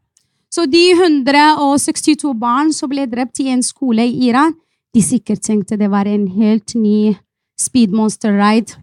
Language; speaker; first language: Norwegian; non-native, fluent; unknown